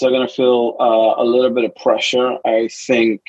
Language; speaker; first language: English; native; English